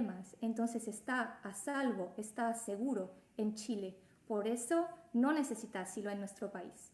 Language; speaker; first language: Spanish; non-native, fluent; French